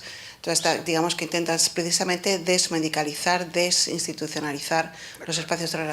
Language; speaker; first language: Spanish; native; Spanish